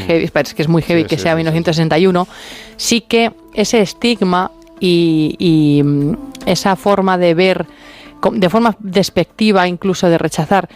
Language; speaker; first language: Spanish; native; Spanish